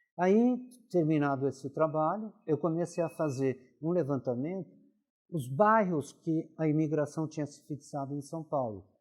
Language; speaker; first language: Portuguese; early bilingual, other home language; Italian